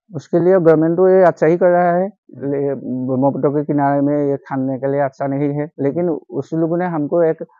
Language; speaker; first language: Hindi; non-native, local second language; Assamese